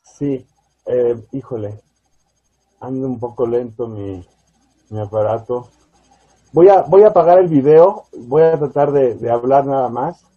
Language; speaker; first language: Spanish; native; Spanish